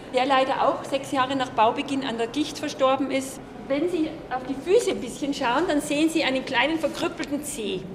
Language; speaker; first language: German; native; German